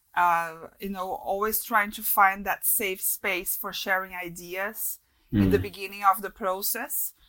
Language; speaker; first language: English; non-native, fluent; Portuguese